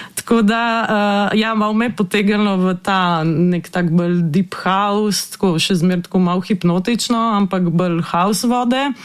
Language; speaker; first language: Slovenian; native; Slovenian